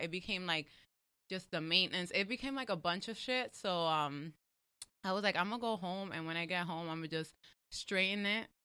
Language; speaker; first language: English; early bilingual, other home language; Spanish